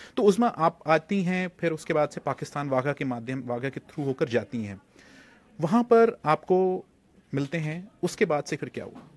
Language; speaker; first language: Hindi; native; Hindi